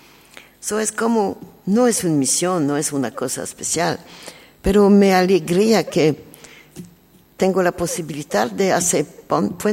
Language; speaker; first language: Spanish; non-native, learner; French